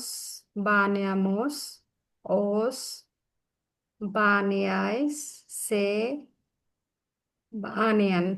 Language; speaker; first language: Spanish; non-native, learner; Bangla